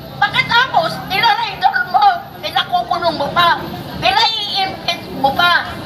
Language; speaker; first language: Filipino; non-native, local second language; Iloko